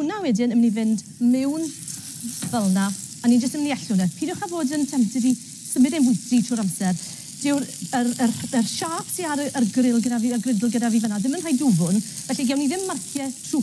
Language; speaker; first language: Welsh; native; Welsh